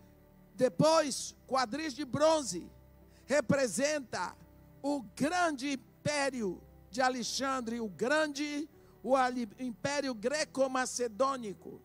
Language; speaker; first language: Portuguese; native; Portuguese